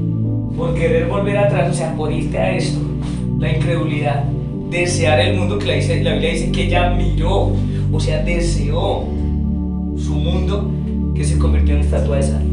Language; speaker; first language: Spanish; native; Spanish